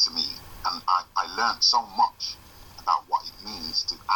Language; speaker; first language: English; native; English